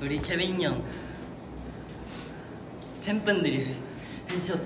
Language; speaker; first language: Korean; non-native, fluent; Japanese